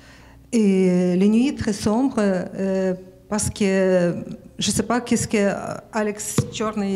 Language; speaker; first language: French; non-native, learner; Ukrainian